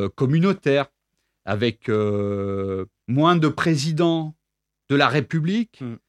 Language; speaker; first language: French; native; French